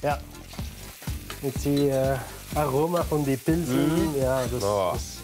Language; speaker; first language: German; non-native, learner; Dutch